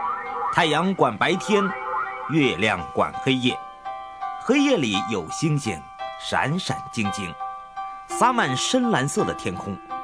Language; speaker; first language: Chinese; native; Chinese